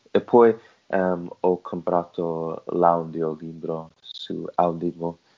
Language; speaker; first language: Italian; non-native, learner; English